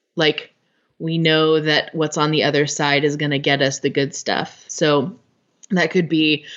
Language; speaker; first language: English; native; English